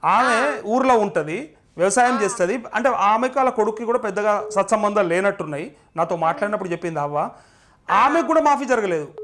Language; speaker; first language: Telugu; native; Telugu